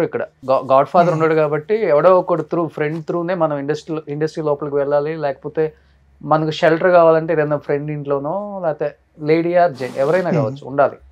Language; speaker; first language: Telugu; native; Telugu